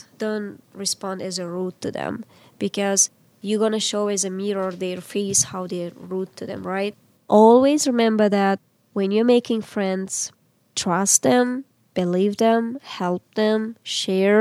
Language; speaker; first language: English; non-native, fluent; Uzbek